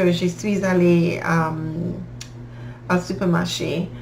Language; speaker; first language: French; non-native, learner; English